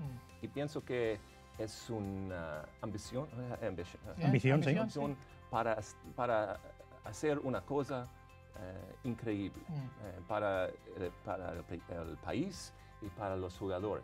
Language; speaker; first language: Spanish; non-native, fluent; English